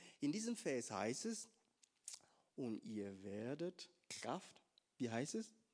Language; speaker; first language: German; non-native, fluent; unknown